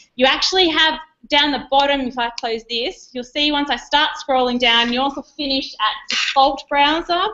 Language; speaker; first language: English; native; English